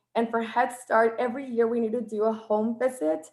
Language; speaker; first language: English; non-native, fluent; Spanish